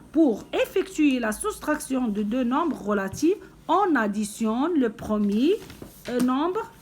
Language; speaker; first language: French; non-native, local second language; Arabic